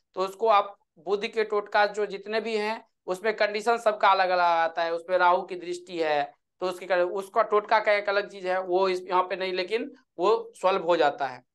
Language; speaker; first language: Hindi; native; Hindi